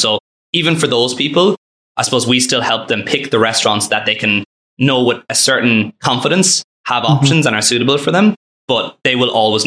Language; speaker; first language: English; native; English